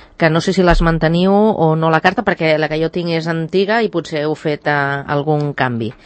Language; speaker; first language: Catalan; native; Catalan